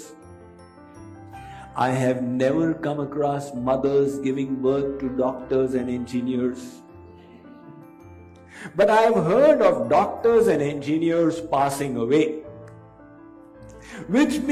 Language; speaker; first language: English; non-native, local second language; Hindi